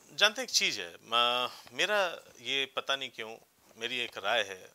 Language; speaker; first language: Hindi; native; Hindi